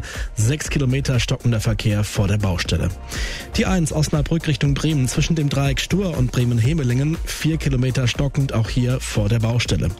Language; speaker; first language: German; native; German